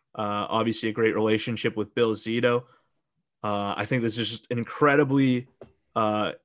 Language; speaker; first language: English; native; English